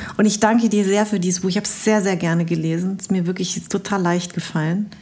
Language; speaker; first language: German; early bilingual, other home language; Vietnamese